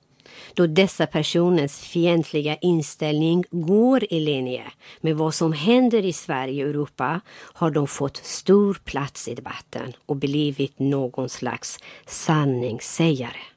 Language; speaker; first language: Swedish; non-native, fluent; Persian